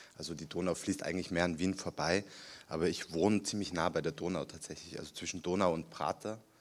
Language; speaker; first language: German; early bilingual, other home language; Spanish